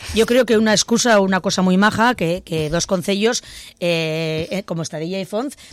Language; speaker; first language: Spanish; non-native, local second language; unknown